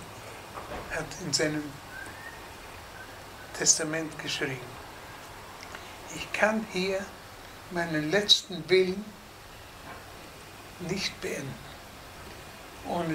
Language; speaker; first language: German; native; German